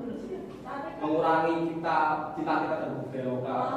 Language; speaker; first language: Indonesian; native; Indonesian